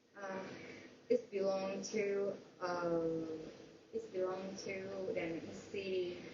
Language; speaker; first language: English; non-native, learner; Vietnamese